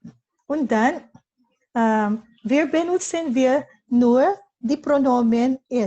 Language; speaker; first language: German; non-native, learner; Filipino